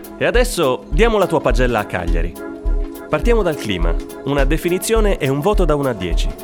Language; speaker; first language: Italian; native; Italian